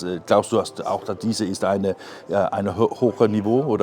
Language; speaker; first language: German; non-native, fluent; Danish